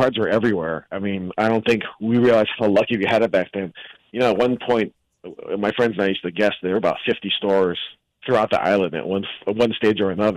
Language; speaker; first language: English; native; English